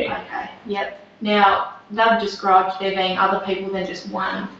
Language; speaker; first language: English; native; English